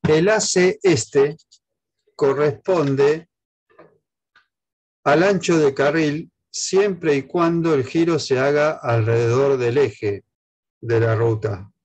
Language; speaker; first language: Spanish; native; Spanish